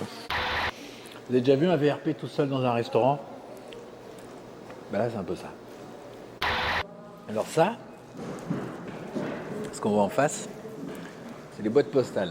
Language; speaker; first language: French; native; French